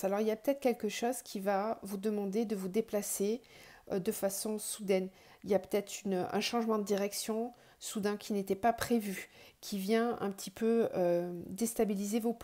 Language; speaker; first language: French; native; French